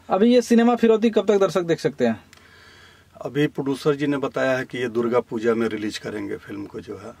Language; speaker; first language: Hindi; native; Hindi